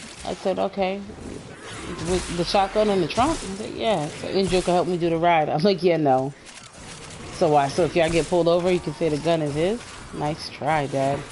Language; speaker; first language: English; native; English